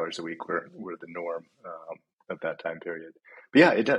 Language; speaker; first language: English; native; English